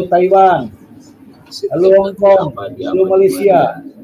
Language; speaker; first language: Indonesian; native; Indonesian